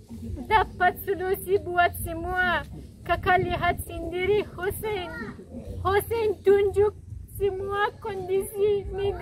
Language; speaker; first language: Indonesian; non-native, learner; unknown